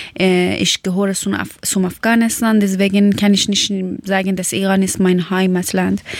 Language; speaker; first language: German; non-native, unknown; Persian